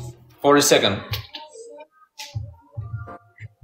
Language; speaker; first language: English; non-native, learner; Russian